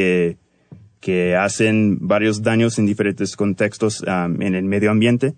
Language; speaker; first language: Spanish; early bilingual, heritage; Spanish